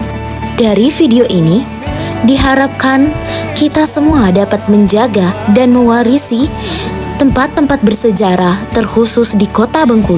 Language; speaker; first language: Indonesian; native; Indonesian